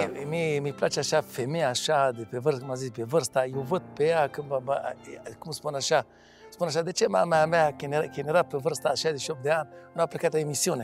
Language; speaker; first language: Romanian; non-native, fluent; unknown